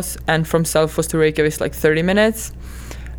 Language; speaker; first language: English; non-native, fluent; Icelandic